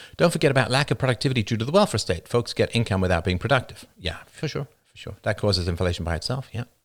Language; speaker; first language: English; native; English